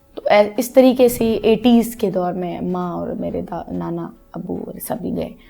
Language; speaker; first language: Urdu; non-native, local second language; Punjabi